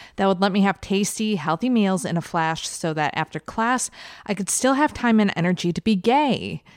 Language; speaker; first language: English; early bilingual, other home language; Persian